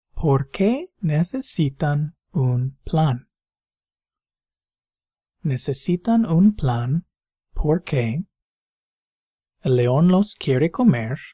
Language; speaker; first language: Spanish; non-native, fluent; English